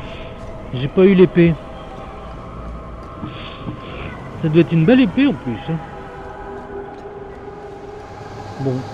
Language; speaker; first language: French; native; French